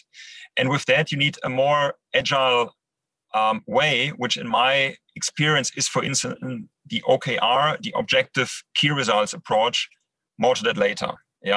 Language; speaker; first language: English; non-native, fluent; German